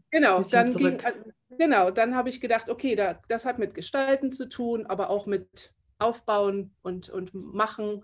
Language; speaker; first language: German; native; German